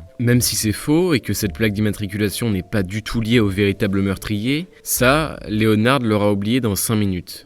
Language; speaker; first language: French; native; French